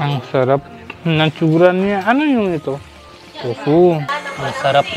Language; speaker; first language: Filipino; non-native, learner; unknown